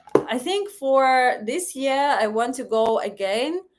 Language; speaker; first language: English; non-native, fluent; Russian